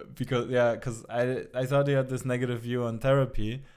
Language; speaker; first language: English; non-native, fluent; German